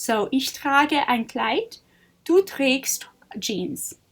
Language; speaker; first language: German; non-native, fluent; English